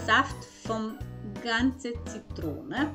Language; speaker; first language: German; non-native, fluent; Croatian